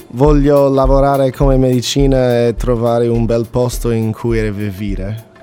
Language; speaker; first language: Italian; non-native, learner; English